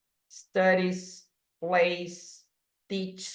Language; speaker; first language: English; non-native, fluent; Portuguese